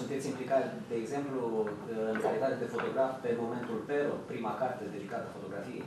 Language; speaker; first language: Romanian; native; Romanian